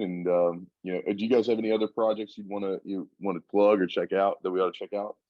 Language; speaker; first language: English; native; English